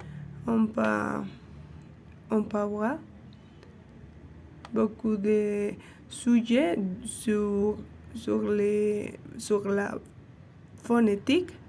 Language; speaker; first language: French; non-native, learner; Spanish